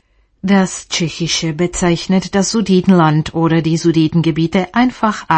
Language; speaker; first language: German; native; German